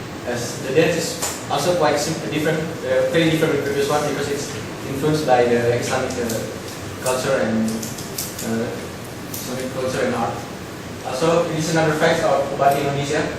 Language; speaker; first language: English; non-native, local second language; Indonesian